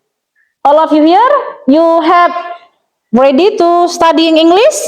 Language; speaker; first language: English; non-native, learner; Indonesian